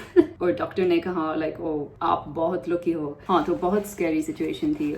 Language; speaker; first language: Hindi; non-native, learner; English